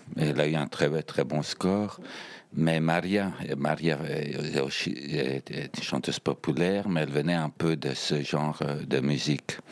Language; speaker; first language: French; early bilingual, other home language; Bosnian